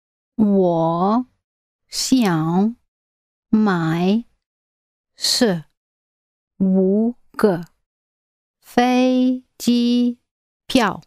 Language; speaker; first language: Chinese; non-native, learner; English